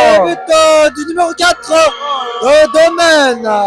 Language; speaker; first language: French; native; French